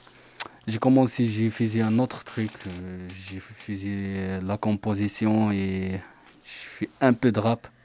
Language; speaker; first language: French; non-native, learner; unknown